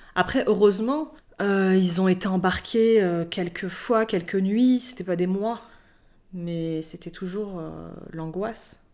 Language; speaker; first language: French; native; French